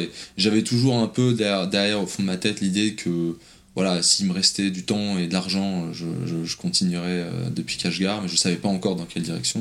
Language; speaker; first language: French; native; French